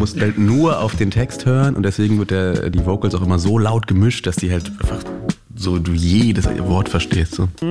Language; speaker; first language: German; native; German